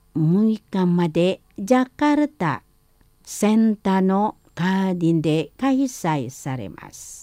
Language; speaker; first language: Japanese; non-native, fluent; Indonesian